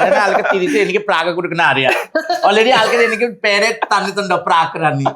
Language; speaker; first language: Malayalam; non-native, fluent; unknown